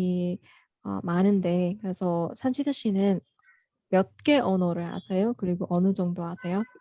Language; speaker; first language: Korean; non-native, fluent; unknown